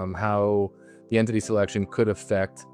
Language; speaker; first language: English; native; English